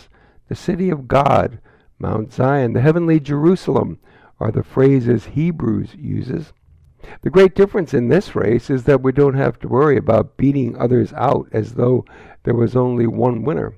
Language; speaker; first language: English; native; English